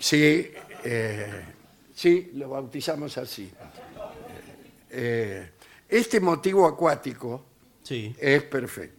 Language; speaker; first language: Spanish; native; Spanish